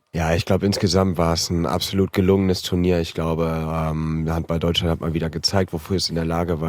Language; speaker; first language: German; native; German